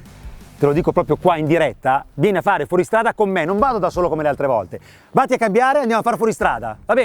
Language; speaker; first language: Italian; native; Italian